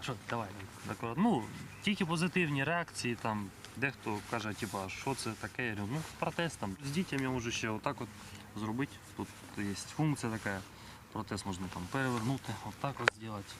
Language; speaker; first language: Ukrainian; native; Ukrainian